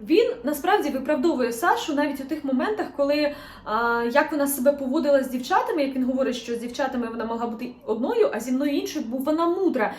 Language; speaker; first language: Ukrainian; non-native, local second language; Russian